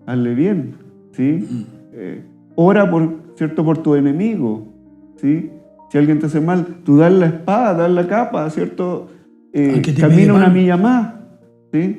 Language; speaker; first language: Spanish; native; Spanish